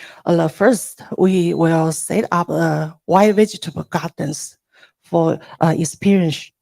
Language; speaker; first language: English; non-native, learner; Chinese